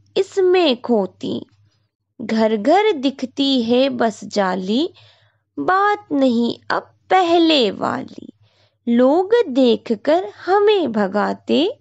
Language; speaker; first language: Hindi; non-native, local second language; Marathi